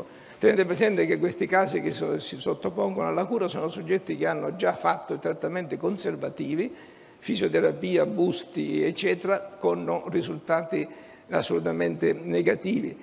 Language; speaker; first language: Italian; native; Italian